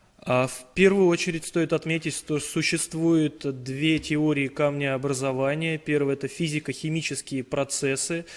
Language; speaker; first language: Russian; native; Russian